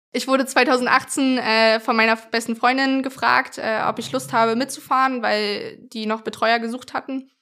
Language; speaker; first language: German; native; German